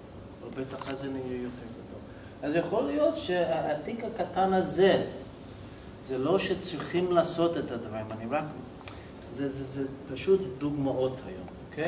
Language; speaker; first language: Hebrew; non-native, fluent; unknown